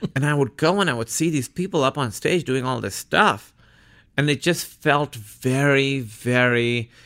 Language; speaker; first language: English; non-native, local second language; Urdu